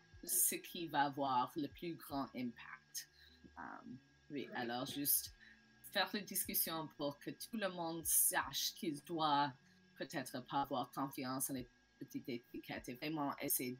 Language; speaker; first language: French; non-native, local second language; English